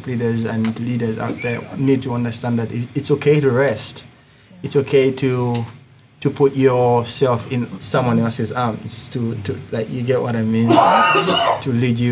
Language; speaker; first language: English; non-native, local second language; Ganda